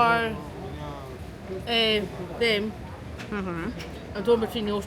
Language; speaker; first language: English; native; English